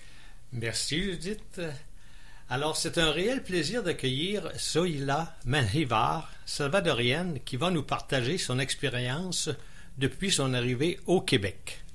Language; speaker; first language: French; native; French